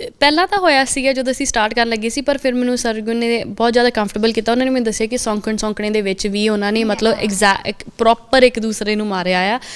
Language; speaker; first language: Punjabi; early bilingual, heritage; Punjabi